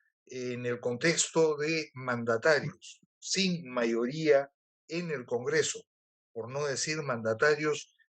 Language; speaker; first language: Spanish; native; Spanish